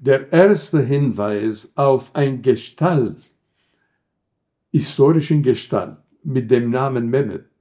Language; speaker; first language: German; non-native, fluent; Arabic